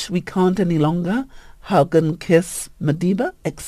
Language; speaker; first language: English; native; English